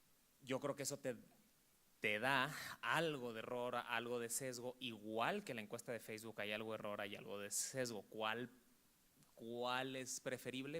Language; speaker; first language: Spanish; native; Spanish